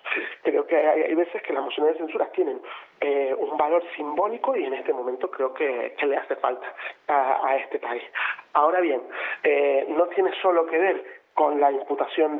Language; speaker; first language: Spanish; native; Spanish